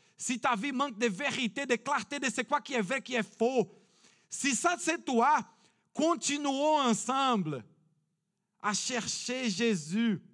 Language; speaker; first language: French; non-native, fluent; Portuguese